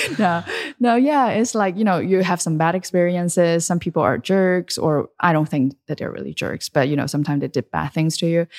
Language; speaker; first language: English; early bilingual, other home language; Chinese